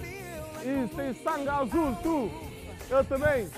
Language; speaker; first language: Portuguese; non-native, learner; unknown